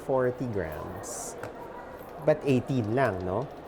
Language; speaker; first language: English; non-native, learner; Filipino